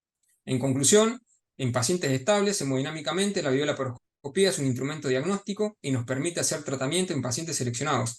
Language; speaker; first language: Spanish; native; Spanish